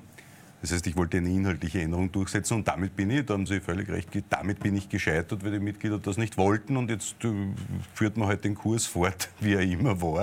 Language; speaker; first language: German; native; German